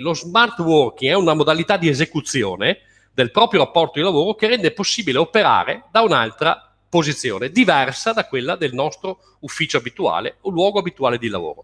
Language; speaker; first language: Italian; native; Italian